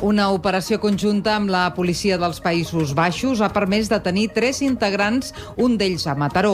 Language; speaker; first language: Catalan; native; Catalan